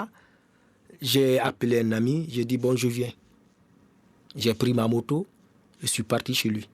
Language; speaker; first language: French; non-native, local second language; Mandingo